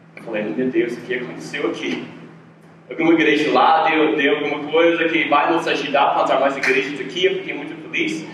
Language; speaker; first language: Portuguese; non-native, fluent; English